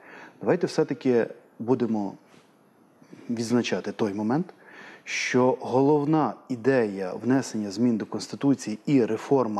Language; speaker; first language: Ukrainian; native; Ukrainian